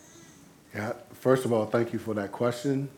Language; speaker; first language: English; native; English